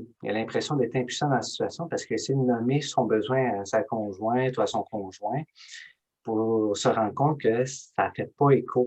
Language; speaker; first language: French; native; French